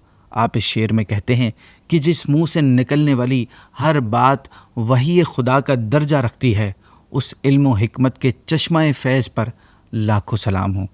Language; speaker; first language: Urdu; native; Urdu